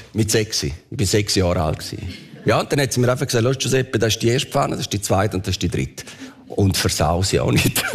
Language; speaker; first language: German; early bilingual, other home language; Italian